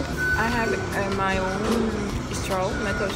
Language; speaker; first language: English; non-native, fluent; Portuguese